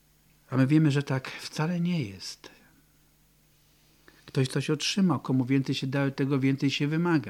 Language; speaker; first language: Polish; native; Polish